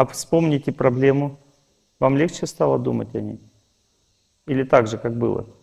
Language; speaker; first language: Russian; native; Russian